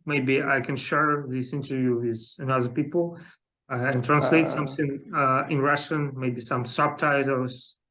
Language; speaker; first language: English; non-native, learner; Russian